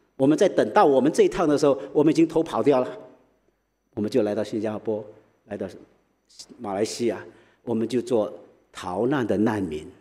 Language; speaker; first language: Chinese; early bilingual, heritage; Chinese